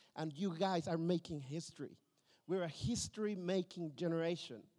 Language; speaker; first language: English; non-native, fluent; Spanish